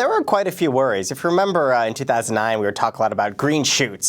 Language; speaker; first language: English; native; English